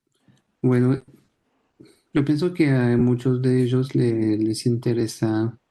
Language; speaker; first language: Spanish; non-native, fluent; French